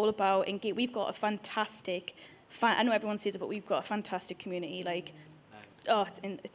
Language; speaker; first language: English; native; English